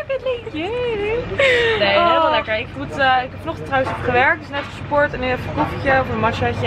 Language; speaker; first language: Dutch; native; Dutch